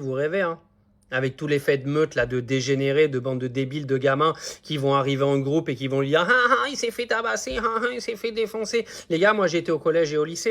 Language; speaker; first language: French; native; French